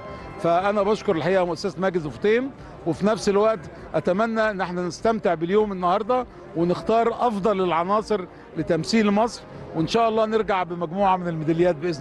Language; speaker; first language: Arabic; native; Arabic